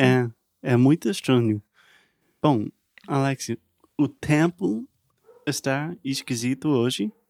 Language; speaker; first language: Portuguese; non-native, learner; English